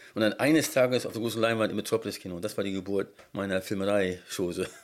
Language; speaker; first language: German; early bilingual, heritage; German